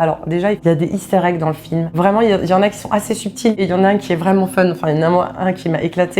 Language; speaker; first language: French; native; French